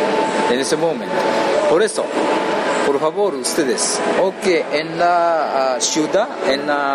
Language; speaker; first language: Spanish; non-native, learner; Japanese